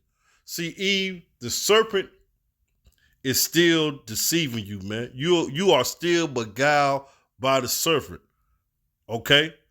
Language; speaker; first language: English; native; English